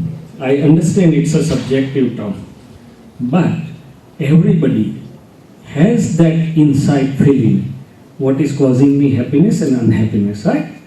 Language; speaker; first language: English; non-native, local second language; Gujarati